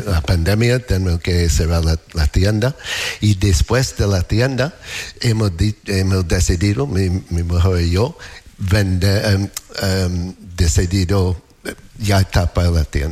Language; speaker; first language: Spanish; non-native, learner; English